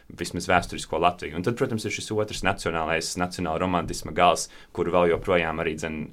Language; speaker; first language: Latvian; native; Latvian